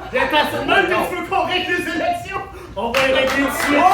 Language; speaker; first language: French; native; French